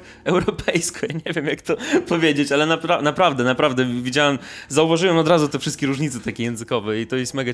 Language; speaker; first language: Polish; non-native, fluent; Russian